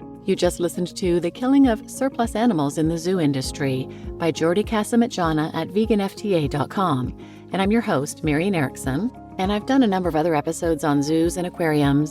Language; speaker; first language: English; native; English